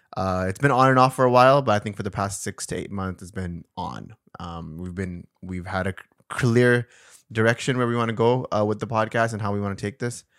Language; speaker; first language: English; non-native, local second language; Urdu